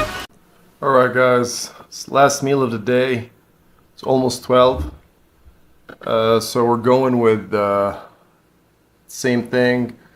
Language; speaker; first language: English; non-native, fluent; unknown